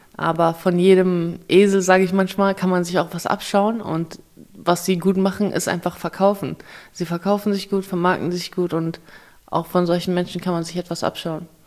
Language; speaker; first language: German; early bilingual, other home language; Russian